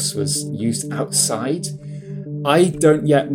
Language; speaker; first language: English; non-native, local second language; Welsh